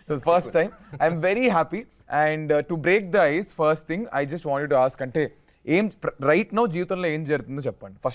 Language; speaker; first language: Telugu; native; Telugu